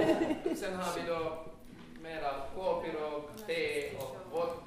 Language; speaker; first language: Swedish; native; Swedish